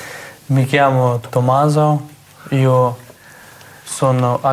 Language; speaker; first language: Italian; non-native, learner; Russian